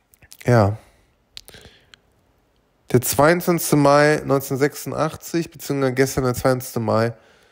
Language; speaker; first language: German; native; German